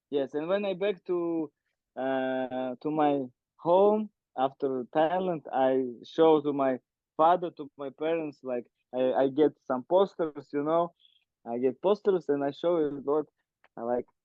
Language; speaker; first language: English; non-native, learner; Russian